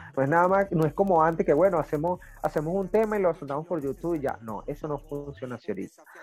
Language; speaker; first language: Spanish; native; Spanish